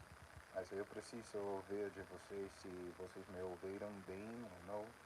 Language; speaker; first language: Portuguese; non-native, fluent; English